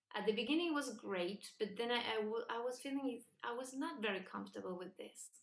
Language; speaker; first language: English; non-native, fluent; Spanish